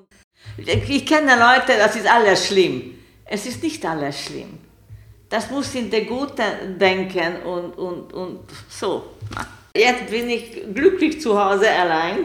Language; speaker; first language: German; non-native, learner; Hungarian